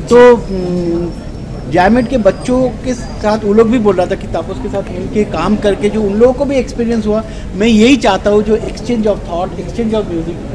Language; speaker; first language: Hindi; non-native, local second language; Bangla